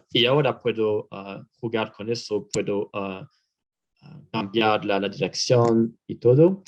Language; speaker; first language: Spanish; non-native, fluent; French